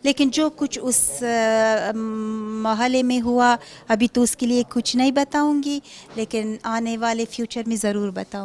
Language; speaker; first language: Hindi; non-native, fluent; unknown